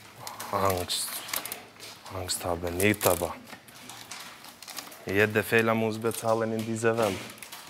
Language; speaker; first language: German; non-native, learner; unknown